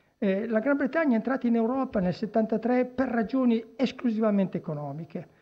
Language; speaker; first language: Italian; native; Italian